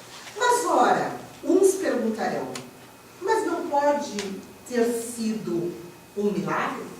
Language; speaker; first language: Portuguese; native; Portuguese